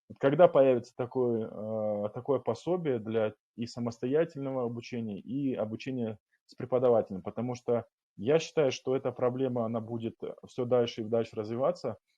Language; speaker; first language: Russian; non-native, local second language; Kumyk